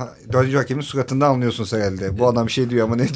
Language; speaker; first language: Turkish; native; Turkish